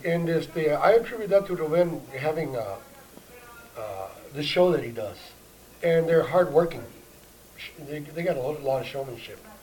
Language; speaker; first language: English; early bilingual, other home language; Spanish